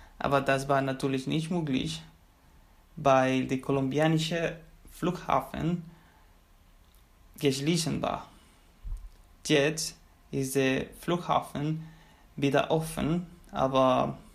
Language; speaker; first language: German; non-native, learner; Spanish